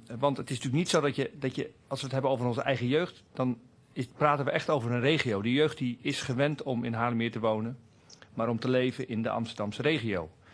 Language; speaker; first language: Dutch; native; Dutch